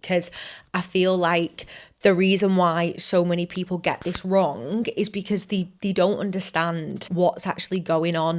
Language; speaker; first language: English; native; English